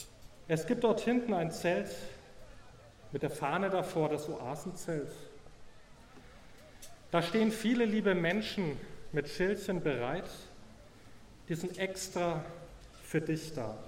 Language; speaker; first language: German; native; German